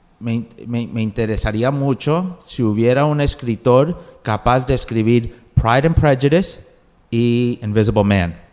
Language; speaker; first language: Spanish; early bilingual, heritage; Spanish